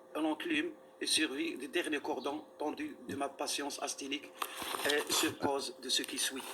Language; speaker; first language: French; non-native, local second language; Arabic